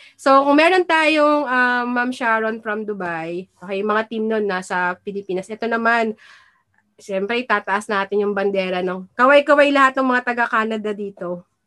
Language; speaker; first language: Filipino; native; Filipino